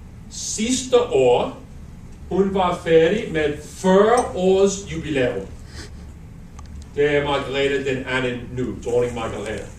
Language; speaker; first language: Danish; non-native, learner; English